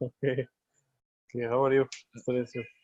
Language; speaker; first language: English; non-native, learner; Arabic